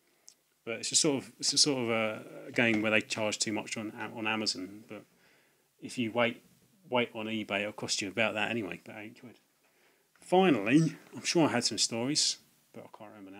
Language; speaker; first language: English; native; English